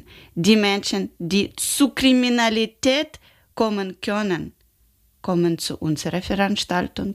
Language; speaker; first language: German; non-native, learner; Ukrainian